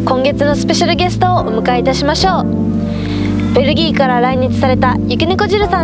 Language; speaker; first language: Japanese; native; Japanese